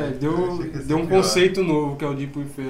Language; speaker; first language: Portuguese; native; Portuguese